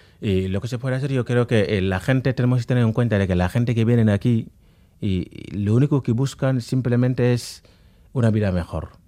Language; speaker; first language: Spanish; non-native, fluent; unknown